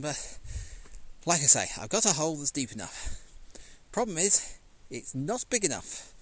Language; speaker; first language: English; native; English